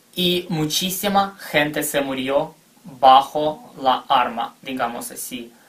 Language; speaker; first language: Spanish; non-native, fluent; Ukrainian